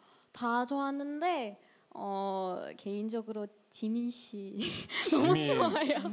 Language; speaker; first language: Korean; non-native, learner; English